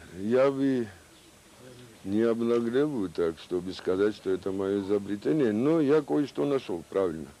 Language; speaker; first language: Russian; non-native, local second language; Georgian